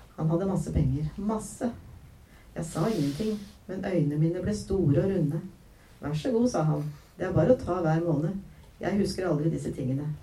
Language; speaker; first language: Norwegian; native; Norwegian